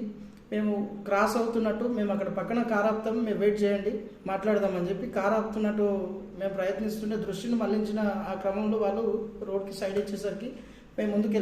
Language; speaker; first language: Telugu; native; Telugu